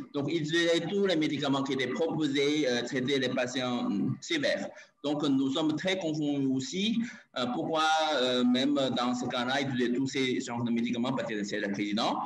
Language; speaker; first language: French; non-native, learner; Chinese